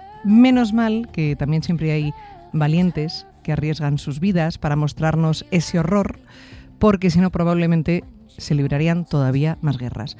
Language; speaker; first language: Spanish; native; Spanish